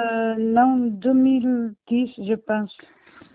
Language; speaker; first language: French; non-native, learner; Portuguese